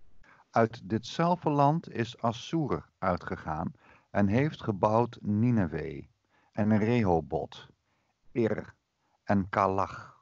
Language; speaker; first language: Dutch; native; Dutch